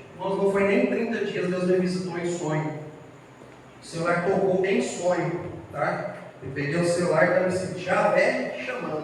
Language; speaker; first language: Portuguese; native; Portuguese